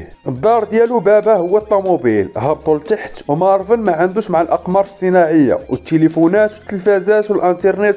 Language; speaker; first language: Arabic; native; Arabic